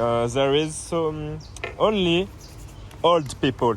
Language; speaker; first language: English; non-native, learner; French